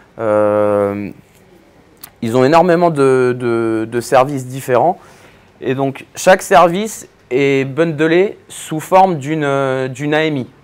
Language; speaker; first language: French; native; French